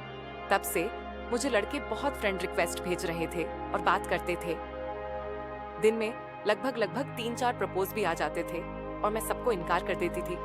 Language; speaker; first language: Hindi; native; Hindi